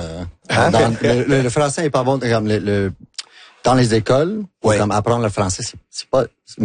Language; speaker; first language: French; non-native, local second language; English